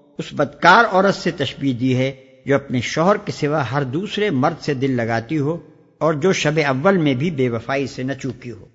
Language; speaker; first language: Urdu; native; Urdu